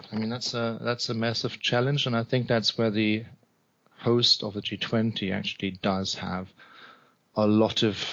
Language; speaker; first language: English; non-native, fluent; German